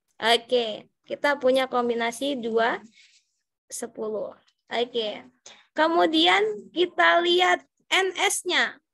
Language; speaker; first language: Indonesian; native; Indonesian